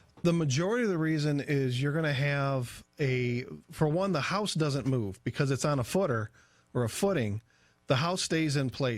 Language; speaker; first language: English; native; English